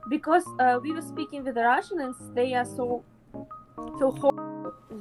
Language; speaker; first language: English; non-native, fluent; Russian